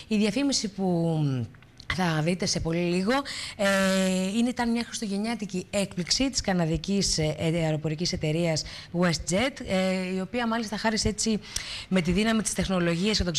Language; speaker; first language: Greek; native; Greek